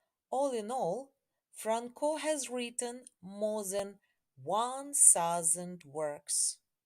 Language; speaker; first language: English; non-native, fluent; Ukrainian